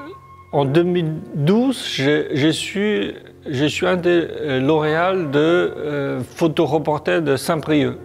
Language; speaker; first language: French; non-native, learner; Chinese